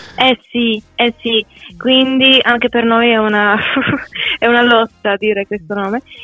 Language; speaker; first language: Italian; non-native, fluent; Polish